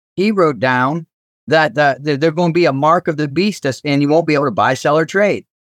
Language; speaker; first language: English; native; English